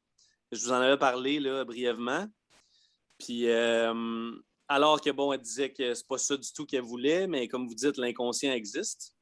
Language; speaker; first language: French; native; French